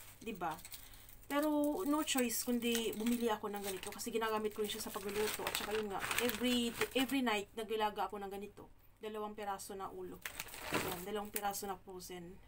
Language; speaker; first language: Filipino; non-native, local second language; Cebuano